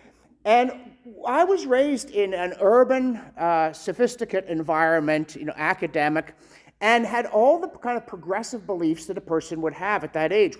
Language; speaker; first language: English; native; English